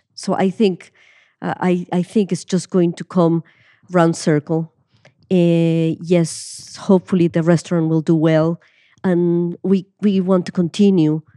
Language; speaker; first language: English; non-native, fluent; Spanish